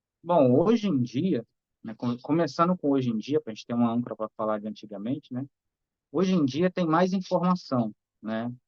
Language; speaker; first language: Portuguese; native; Portuguese